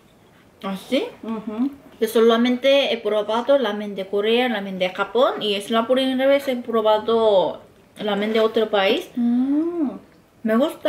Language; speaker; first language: Spanish; non-native, learner; Korean